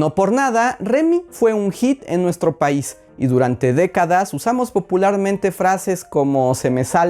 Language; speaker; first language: Spanish; native; Spanish